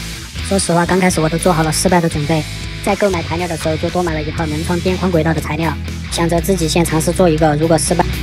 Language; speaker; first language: Chinese; native; Chinese